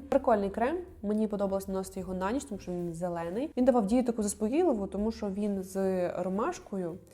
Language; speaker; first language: Ukrainian; native; Ukrainian